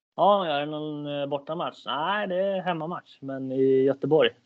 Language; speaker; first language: Swedish; native; Swedish